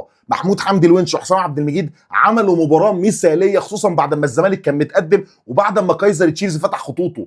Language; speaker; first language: Arabic; native; Arabic